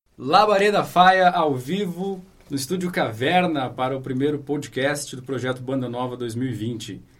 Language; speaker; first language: Portuguese; native; Portuguese